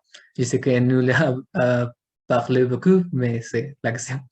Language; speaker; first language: French; non-native, learner; Spanish